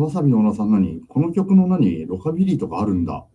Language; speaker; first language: Japanese; native; Japanese